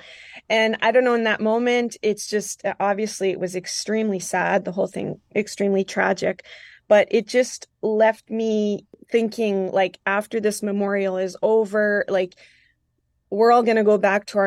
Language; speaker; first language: English; non-native, fluent; French